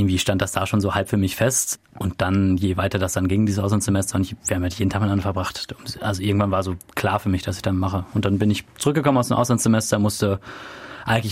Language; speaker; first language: German; native; German